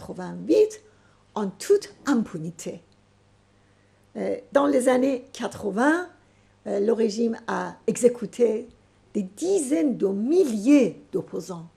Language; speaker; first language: French; non-native, fluent; Persian